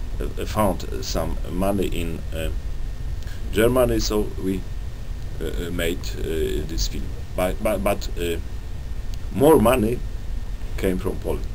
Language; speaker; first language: English; non-native, learner; Polish